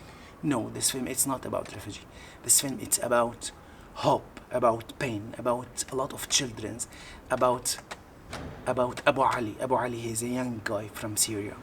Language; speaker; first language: English; non-native, learner; Arabic